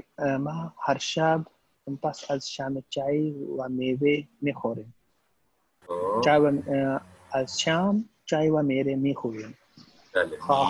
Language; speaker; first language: Persian; non-native, learner; Urdu